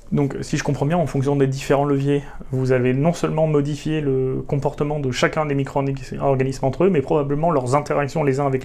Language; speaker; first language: French; native; French